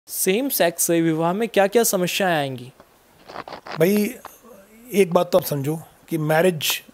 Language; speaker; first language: Hindi; native; Hindi